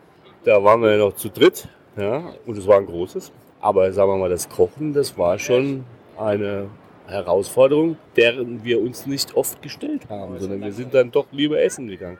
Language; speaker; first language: German; native; German